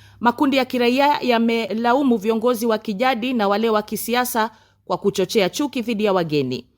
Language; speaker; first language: Swahili; non-native, local second language; Kikuyu